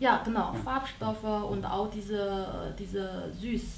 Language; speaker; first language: German; non-native, learner; Chinese